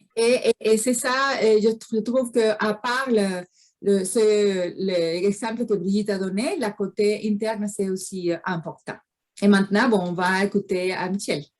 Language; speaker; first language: French; non-native, fluent; Spanish